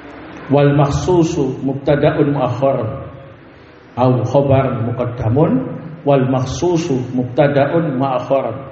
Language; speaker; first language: Arabic; non-native, fluent; Indonesian